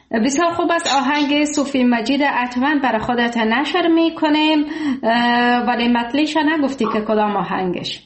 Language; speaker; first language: Persian; native; Persian